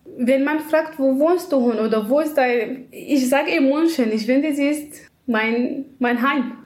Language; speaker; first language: German; non-native, learner; Arabic